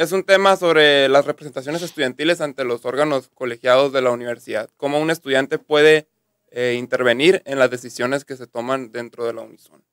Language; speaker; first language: Spanish; native; Spanish